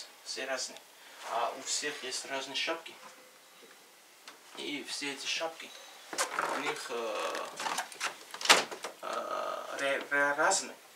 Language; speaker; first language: Russian; non-native, learner; Georgian